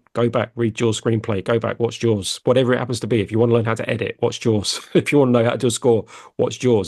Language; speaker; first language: English; native; English